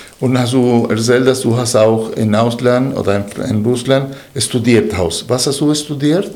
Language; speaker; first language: German; non-native, fluent; Spanish